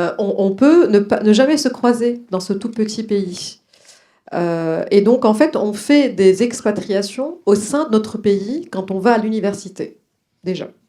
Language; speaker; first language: French; non-native, local second language; Arabic